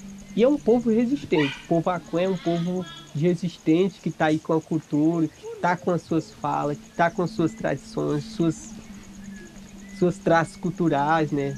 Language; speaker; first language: Portuguese; non-native, local second language; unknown